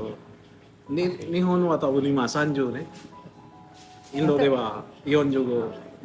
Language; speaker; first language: Japanese; non-native, learner; Hindi